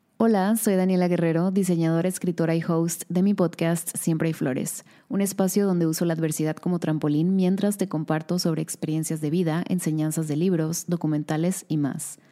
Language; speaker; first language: Spanish; native; Spanish